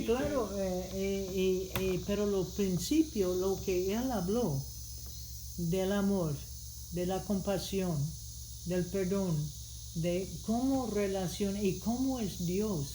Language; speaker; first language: Spanish; non-native, fluent; English